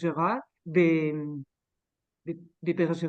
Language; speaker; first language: Hebrew; non-native, learner; French